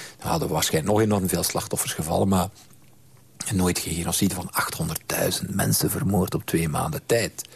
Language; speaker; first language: Dutch; native; Dutch